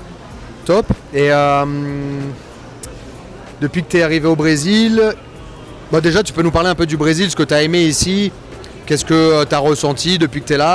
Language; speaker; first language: French; native; French